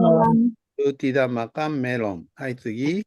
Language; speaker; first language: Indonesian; non-native, fluent; Japanese